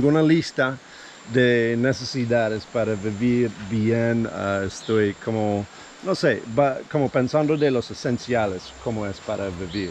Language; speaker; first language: Spanish; non-native, fluent; English